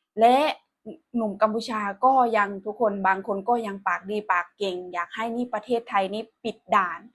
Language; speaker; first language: Thai; non-native, local second language; Northeastern Thai